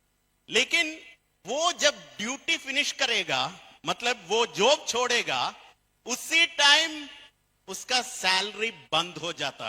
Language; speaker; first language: Hindi; non-native, learner; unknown